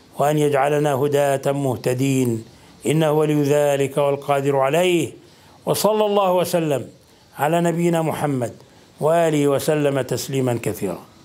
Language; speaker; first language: Arabic; native; Arabic